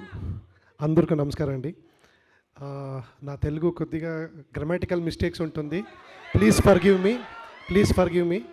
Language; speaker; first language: Telugu; non-native, learner; Kannada